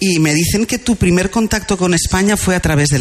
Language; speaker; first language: Spanish; native; Spanish